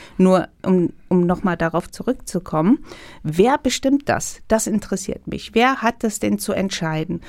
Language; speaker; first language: German; non-native, fluent; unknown